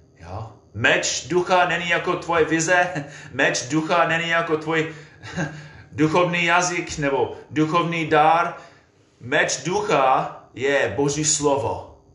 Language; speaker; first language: Czech; non-native, fluent; English